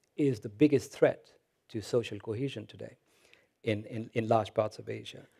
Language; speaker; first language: English; non-native, local second language; Hindi